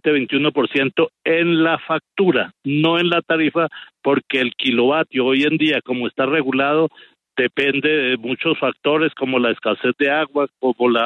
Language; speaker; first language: Spanish; native; Spanish